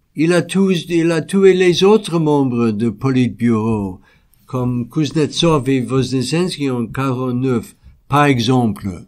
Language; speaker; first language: French; non-native, fluent; English